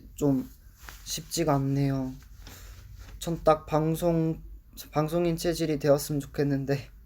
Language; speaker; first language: Korean; early bilingual, other home language; English